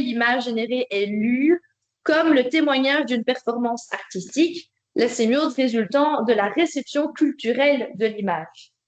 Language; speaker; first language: French; native; French